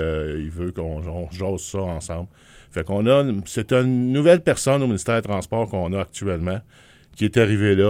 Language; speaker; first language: French; native; French